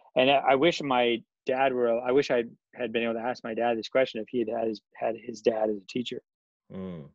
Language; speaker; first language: English; native; English